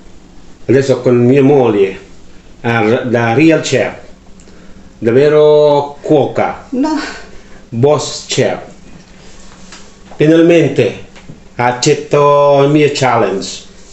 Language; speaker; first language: Italian; non-native, learner; Filipino